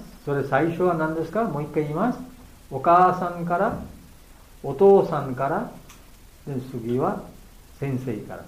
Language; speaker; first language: Japanese; non-native, learner; Bangla